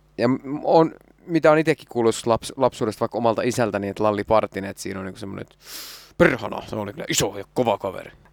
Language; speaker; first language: Finnish; native; Finnish